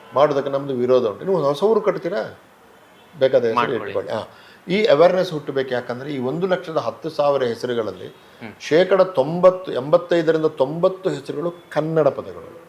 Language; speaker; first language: Kannada; native; Kannada